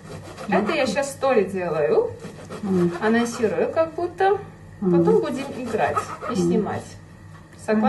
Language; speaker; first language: Russian; non-native, fluent; Armenian